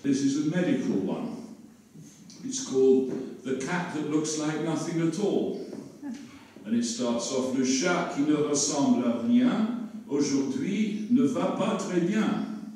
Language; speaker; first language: English; native; English